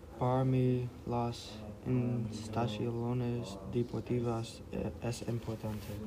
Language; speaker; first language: Spanish; non-native, learner; English